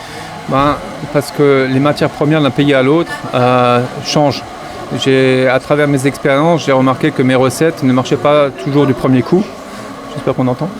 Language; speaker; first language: French; native; French